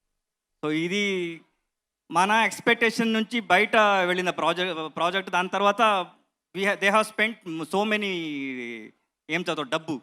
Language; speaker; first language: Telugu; non-native, learner; Kannada